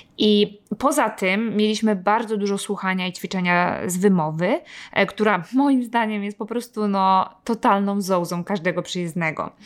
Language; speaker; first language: Polish; native; Polish